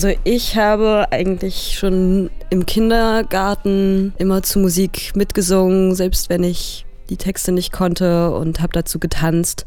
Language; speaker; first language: German; native; German